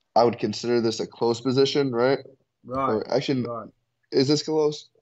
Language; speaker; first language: English; native; English